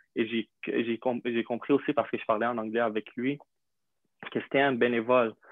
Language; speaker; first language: French; non-native, fluent; Arabic